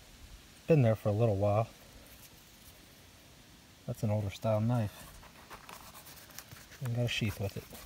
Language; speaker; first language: English; native; English